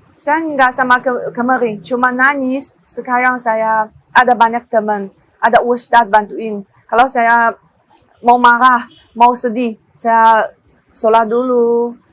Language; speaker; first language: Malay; non-native, learner; Chinese